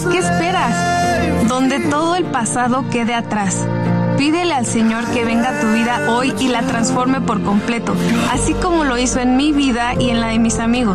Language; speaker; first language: Spanish; native; Spanish